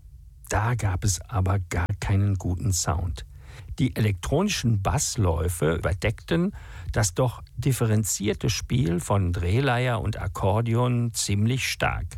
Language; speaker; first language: German; native; German